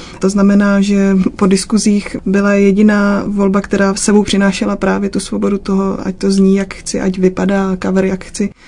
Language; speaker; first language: Czech; native; Czech